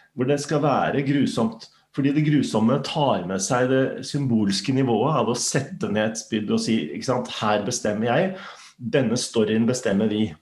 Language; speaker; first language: Norwegian; native; Norwegian